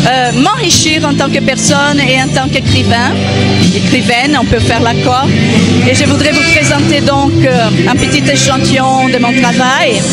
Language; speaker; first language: French; non-native, fluent; Portuguese